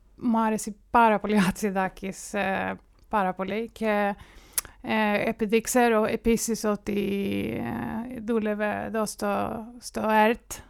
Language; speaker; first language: Greek; non-native, fluent; Swedish